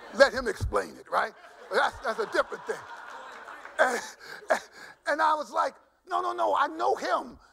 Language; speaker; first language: English; native; English